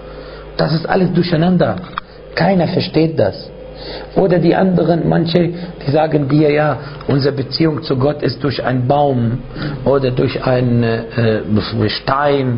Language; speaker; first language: German; non-native, fluent; Arabic